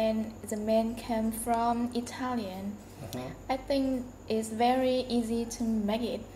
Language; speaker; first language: English; non-native, learner; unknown